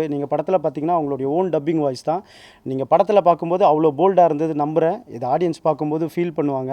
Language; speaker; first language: Tamil; native; Tamil